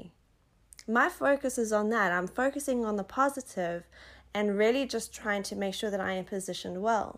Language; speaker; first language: English; native; English